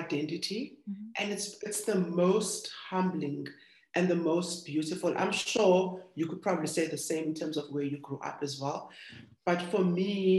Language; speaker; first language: English; non-native, local second language; Xhosa